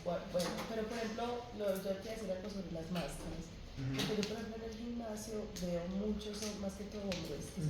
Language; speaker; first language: Spanish; native; Spanish